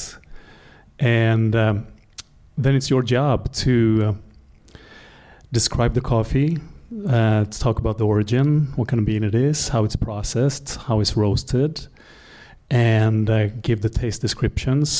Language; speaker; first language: English; non-native, fluent; Swedish